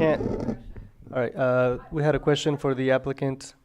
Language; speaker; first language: English; native; English